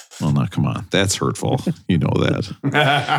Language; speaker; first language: English; native; English